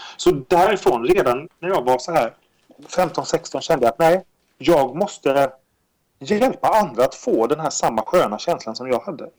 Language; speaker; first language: Swedish; native; Swedish